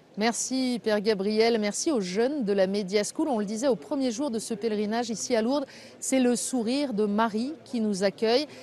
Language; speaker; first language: French; native; French